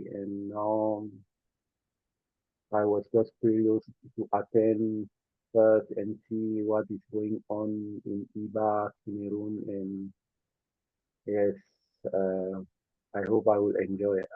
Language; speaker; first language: English; non-native, learner; French